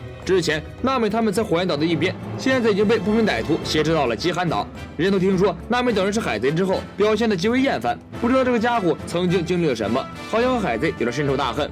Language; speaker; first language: Chinese; native; Chinese